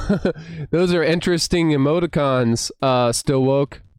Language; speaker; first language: English; native; English